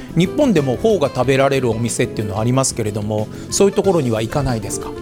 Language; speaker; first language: Japanese; native; Japanese